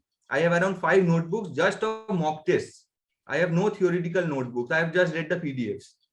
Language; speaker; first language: English; non-native, local second language; Bangla